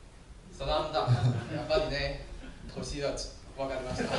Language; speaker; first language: Japanese; non-native, learner; Chinese